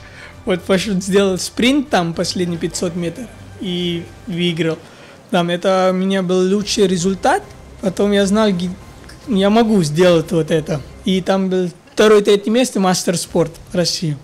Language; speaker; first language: Russian; non-native, fluent; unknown